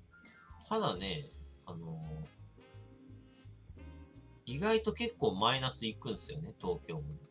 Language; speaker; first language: Japanese; native; Japanese